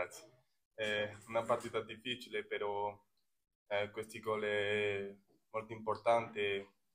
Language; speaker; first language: Italian; native; Italian